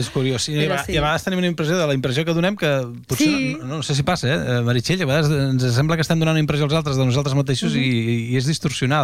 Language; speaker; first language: Catalan; native; Catalan